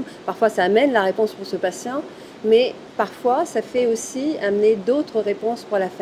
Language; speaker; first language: French; native; French